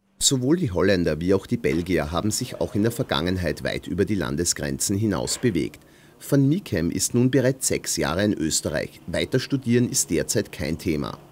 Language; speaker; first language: German; native; German